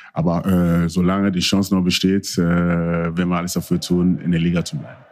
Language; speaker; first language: German; early bilingual, other home language; Akan